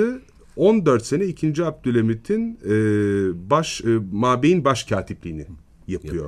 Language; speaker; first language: Turkish; native; Turkish